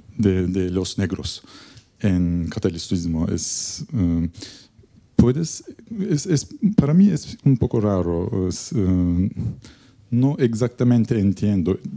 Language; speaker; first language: Spanish; non-native, learner; Turkish